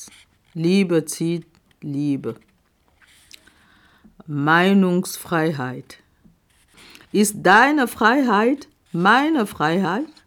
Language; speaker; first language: German; non-native, fluent; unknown